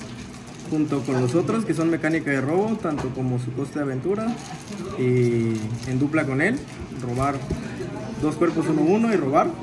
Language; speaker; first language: Spanish; native; Spanish